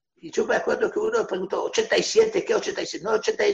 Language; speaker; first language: Spanish; non-native, fluent; Hebrew